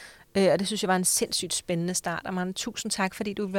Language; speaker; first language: Danish; native; Danish